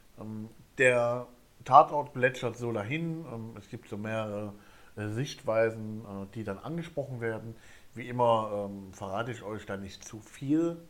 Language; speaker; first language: German; native; German